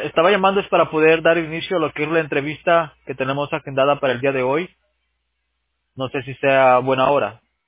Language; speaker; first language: Spanish; native; Spanish